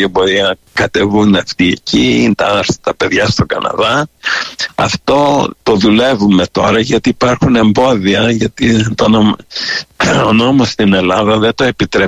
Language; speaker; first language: Greek; early bilingual, heritage; Greek